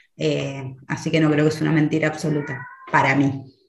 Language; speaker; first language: Spanish; native; Spanish